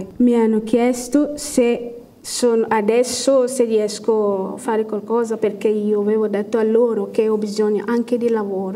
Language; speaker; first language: Italian; non-native, learner; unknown